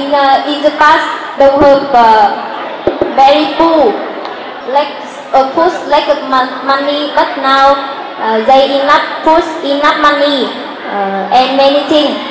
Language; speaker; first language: English; non-native, learner; Vietnamese